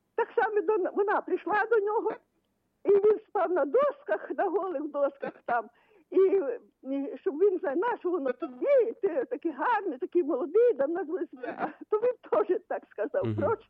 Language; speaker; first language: Ukrainian; native; Ukrainian